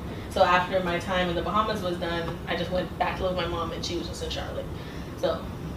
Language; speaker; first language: English; native; English